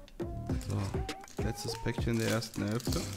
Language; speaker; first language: German; native; German